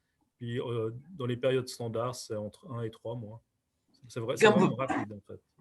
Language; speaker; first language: French; native; French